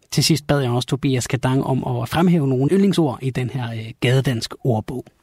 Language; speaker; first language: Danish; native; Danish